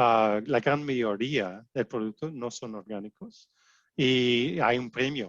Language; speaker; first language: Spanish; non-native, fluent; French